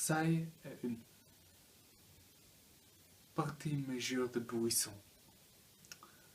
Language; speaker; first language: French; non-native, learner; Dutch